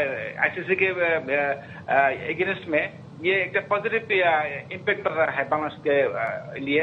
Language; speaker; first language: Hindi; non-native, learner; Bangla